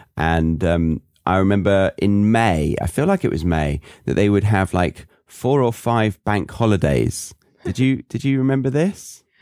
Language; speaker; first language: English; native; English